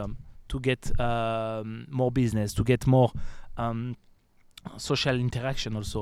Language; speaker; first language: English; non-native, fluent; French